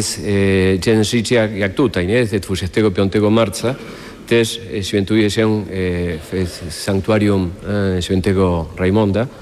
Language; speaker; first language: Polish; non-native, fluent; Spanish